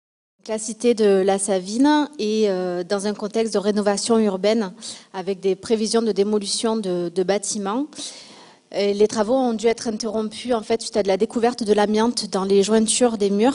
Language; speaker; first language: French; native; French